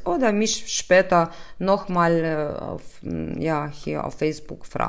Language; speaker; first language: German; non-native, learner; Russian